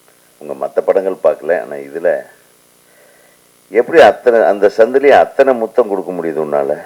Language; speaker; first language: Tamil; native; Tamil